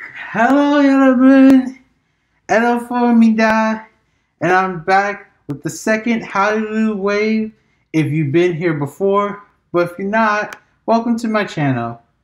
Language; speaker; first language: English; native; English